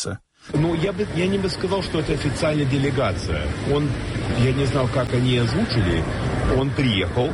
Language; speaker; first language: Russian; non-native, fluent; English